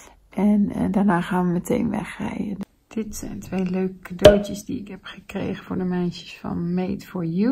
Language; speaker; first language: Dutch; native; Dutch